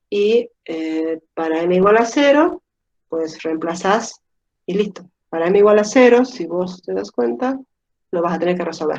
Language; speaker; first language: Spanish; native; Spanish